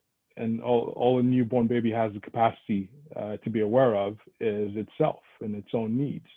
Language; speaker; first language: English; non-native, local second language; Yoruba